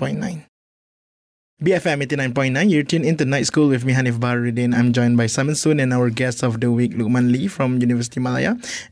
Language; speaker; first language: English; non-native, local second language; Malay